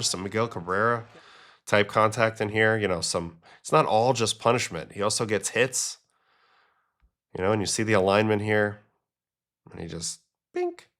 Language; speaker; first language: English; native; English